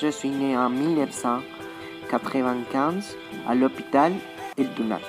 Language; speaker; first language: French; non-native, learner; Spanish